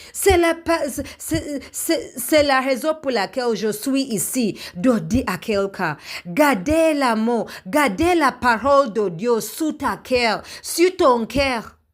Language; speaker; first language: French; non-native, learner; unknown